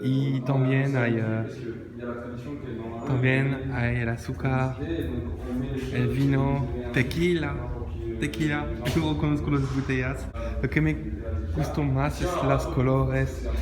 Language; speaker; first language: Spanish; non-native, learner; French